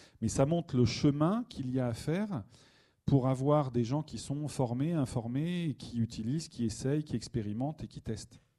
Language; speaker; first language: French; native; French